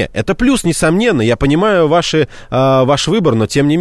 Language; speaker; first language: Russian; native; Russian